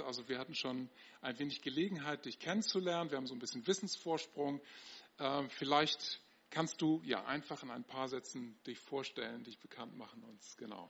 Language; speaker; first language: German; native; German